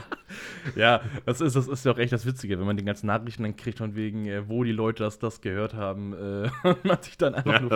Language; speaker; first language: German; native; German